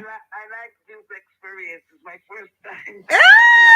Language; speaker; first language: English; non-native, learner; Portuguese